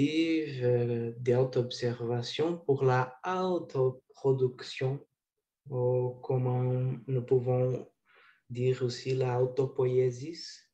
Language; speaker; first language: French; non-native, learner; Portuguese